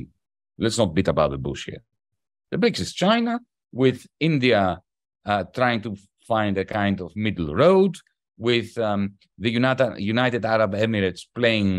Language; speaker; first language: English; non-native, fluent; Greek